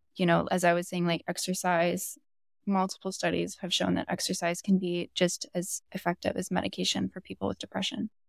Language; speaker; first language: English; native; English